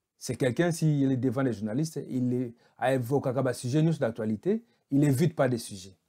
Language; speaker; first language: French; non-native, local second language; Lingala